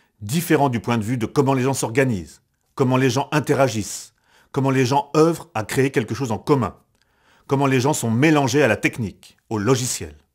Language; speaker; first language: French; native; French